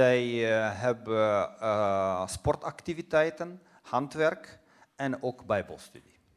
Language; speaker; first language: Dutch; non-native, fluent; Russian